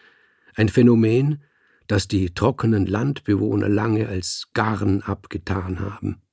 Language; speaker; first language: German; native; German